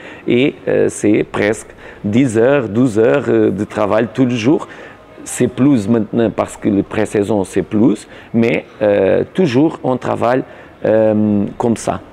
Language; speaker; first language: French; non-native, learner; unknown